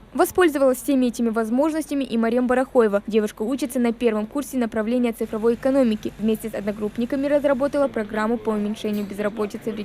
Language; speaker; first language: Russian; native; Russian